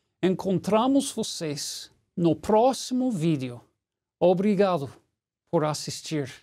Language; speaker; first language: Portuguese; non-native, fluent; English